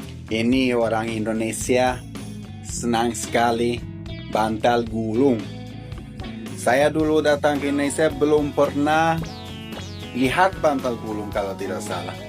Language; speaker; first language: Indonesian; non-native, fluent; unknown